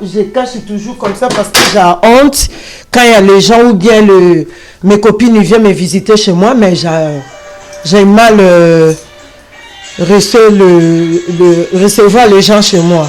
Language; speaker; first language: French; non-native, learner; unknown